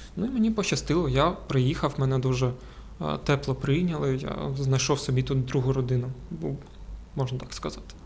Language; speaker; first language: Ukrainian; non-native, local second language; Russian